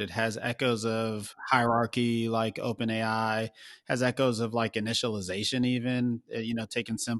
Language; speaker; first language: English; native; English